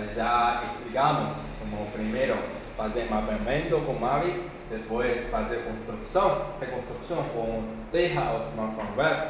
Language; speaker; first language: Portuguese; non-native, fluent; Chinese